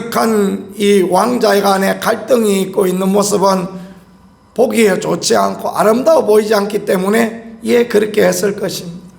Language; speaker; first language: Korean; native; Korean